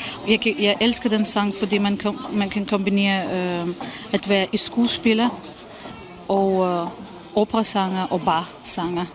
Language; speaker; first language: Danish; non-native, fluent; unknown